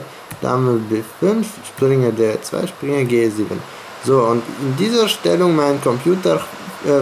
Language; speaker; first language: German; non-native, fluent; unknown